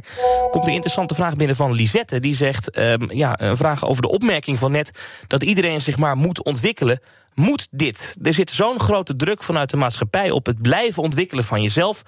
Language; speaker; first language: Dutch; native; Dutch